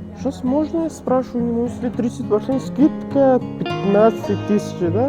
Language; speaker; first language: Russian; non-native, learner; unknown